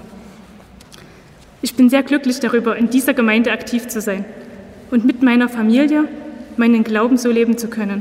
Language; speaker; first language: German; native; German